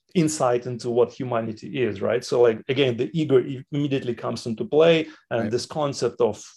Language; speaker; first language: English; non-native, fluent; Russian